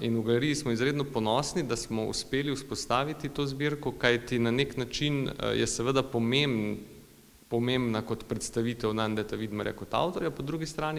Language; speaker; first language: Slovenian; native; Slovenian